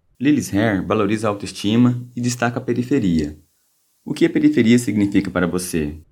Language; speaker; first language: Portuguese; native; Portuguese